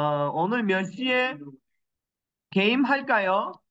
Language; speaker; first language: Korean; non-native, fluent; Kyrgyz